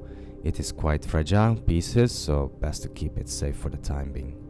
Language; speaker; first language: English; non-native, fluent; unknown